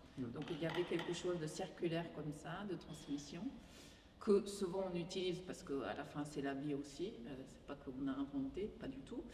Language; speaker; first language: French; non-native, fluent; Japanese